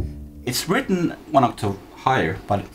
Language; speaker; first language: English; non-native, fluent; Norwegian